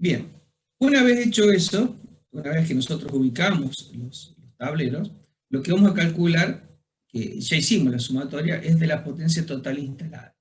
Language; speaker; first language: Spanish; native; Spanish